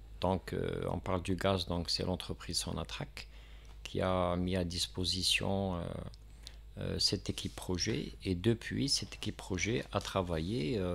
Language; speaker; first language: French; non-native, local second language; Kabyle